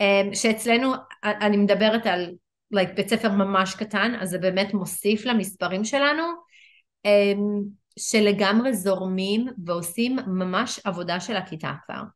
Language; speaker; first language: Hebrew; non-native, fluent; English